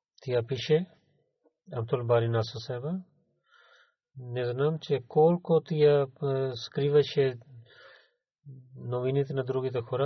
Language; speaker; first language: Bulgarian; non-native, learner; Urdu